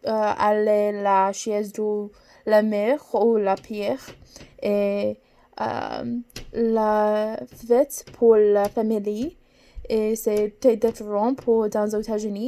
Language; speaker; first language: French; non-native, learner; English